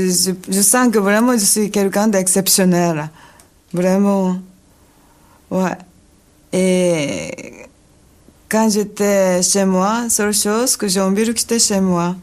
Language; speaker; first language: French; non-native, learner; Japanese